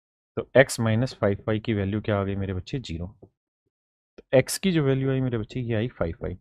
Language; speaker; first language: Hindi; native; Hindi